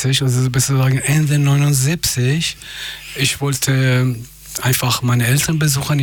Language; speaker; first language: German; non-native, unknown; Persian